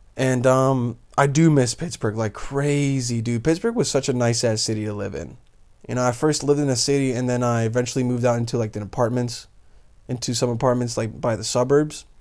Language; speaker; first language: English; early bilingual, other home language; Bosnian